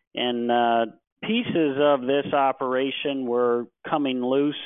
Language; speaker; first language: English; native; English